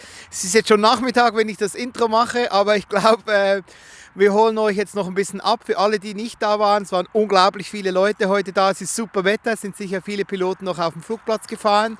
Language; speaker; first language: German; native; German